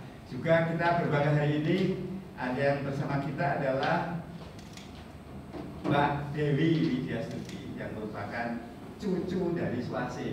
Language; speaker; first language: Indonesian; native; Indonesian